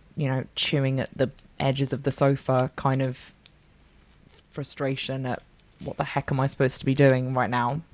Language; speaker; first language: English; native; English